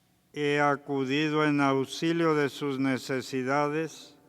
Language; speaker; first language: Spanish; native; Spanish